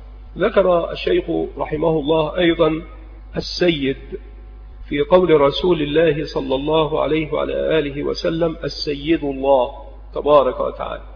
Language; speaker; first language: Arabic; native; Arabic